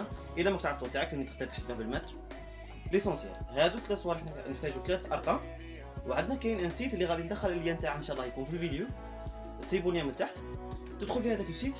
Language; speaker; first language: Arabic; native; Arabic